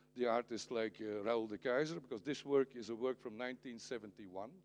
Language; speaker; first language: English; non-native, fluent; Dutch